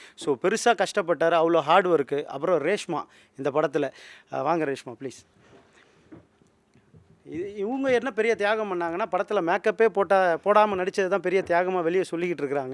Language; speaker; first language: Tamil; native; Tamil